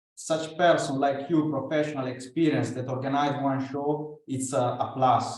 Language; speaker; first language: English; non-native, fluent; Italian